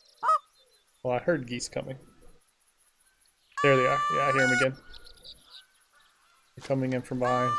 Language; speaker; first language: English; native; English